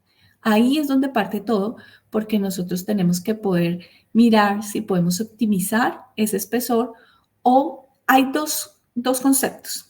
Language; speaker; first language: Spanish; native; Spanish